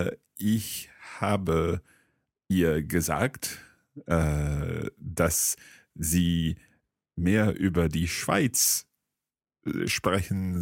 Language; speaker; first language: German; non-native, learner; English